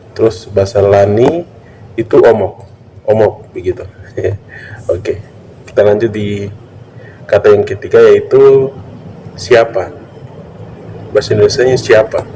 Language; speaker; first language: Indonesian; non-native, local second language; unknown